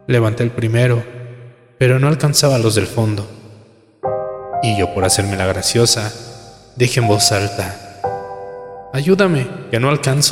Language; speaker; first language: Spanish; native; Spanish